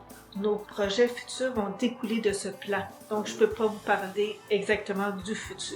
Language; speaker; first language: French; native; French